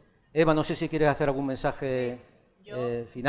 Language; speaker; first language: Spanish; native; Spanish